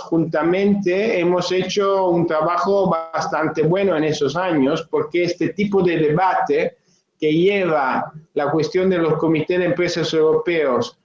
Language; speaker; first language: Spanish; non-native, fluent; Italian